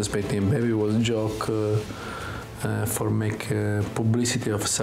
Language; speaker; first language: English; non-native, learner; Italian